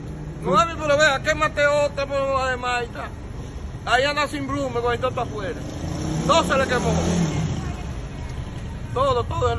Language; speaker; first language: Spanish; native; Spanish